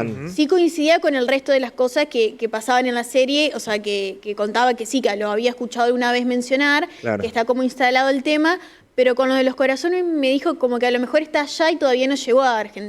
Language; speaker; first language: Spanish; native; Spanish